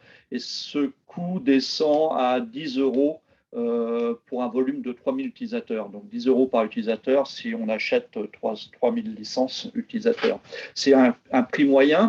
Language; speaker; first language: French; native; French